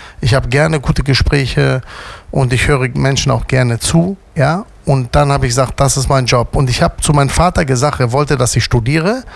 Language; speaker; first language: German; native; German